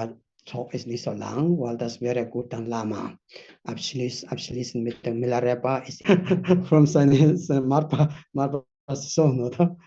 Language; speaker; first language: German; non-native, fluent; Tibetan